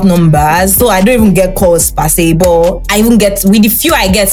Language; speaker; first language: English; non-native, local second language; Igbo